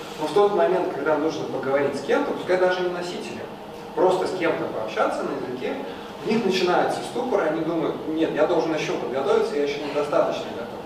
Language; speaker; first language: Russian; native; Russian